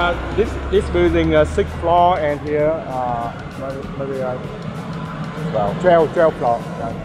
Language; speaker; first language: English; non-native, learner; Vietnamese